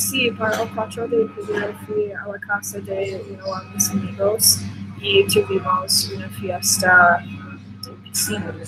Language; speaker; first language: Spanish; non-native, learner; English